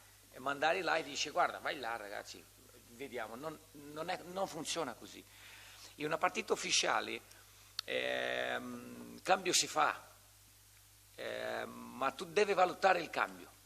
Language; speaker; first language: Italian; non-native, fluent; Portuguese